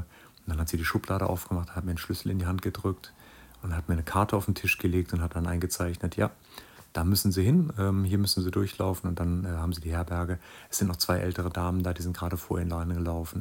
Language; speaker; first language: German; native; German